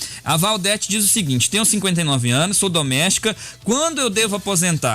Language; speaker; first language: Portuguese; native; Portuguese